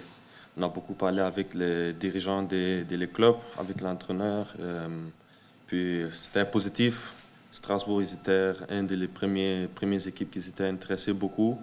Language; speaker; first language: French; early bilingual, heritage; French